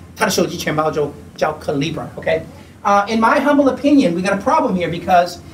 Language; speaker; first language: English; native; English